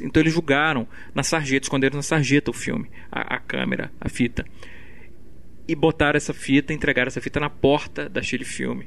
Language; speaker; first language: Portuguese; native; Portuguese